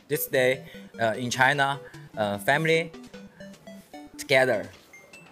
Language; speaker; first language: English; non-native, learner; Chinese